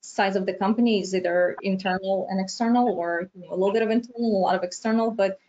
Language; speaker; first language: English; non-native, fluent; Romanian